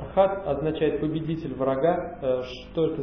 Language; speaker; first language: Russian; native; Russian